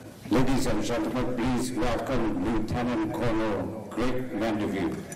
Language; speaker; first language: English; non-native, fluent; Vietnamese